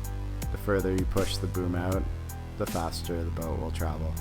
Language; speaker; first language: English; native; English